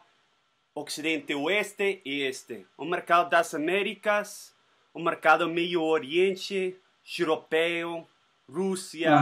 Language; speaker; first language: Portuguese; non-native, learner; Spanish